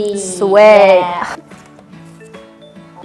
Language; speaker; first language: Korean; non-native, learner; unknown